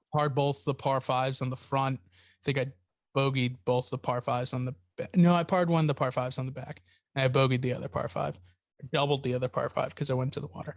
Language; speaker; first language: English; native; English